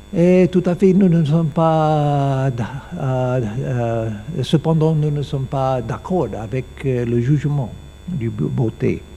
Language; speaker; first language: French; non-native, learner; English